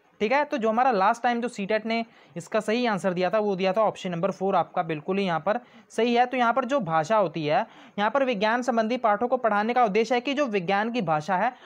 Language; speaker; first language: Hindi; non-native, local second language; Punjabi